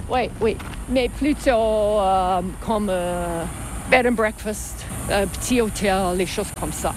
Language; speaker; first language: French; non-native, learner; English